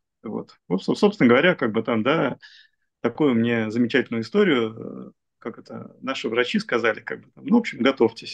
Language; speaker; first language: Russian; native; Russian